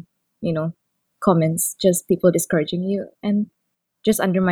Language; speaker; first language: English; non-native, local second language; Malay